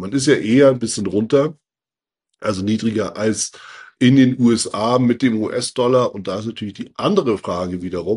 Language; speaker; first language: German; native; German